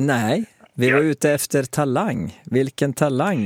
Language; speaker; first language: Swedish; native; Swedish